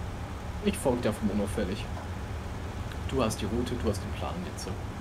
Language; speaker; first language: German; native; German